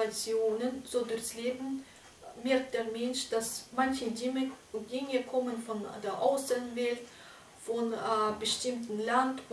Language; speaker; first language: German; non-native, fluent; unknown